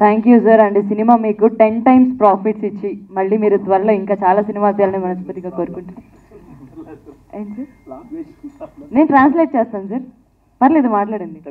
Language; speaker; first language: Telugu; native; Telugu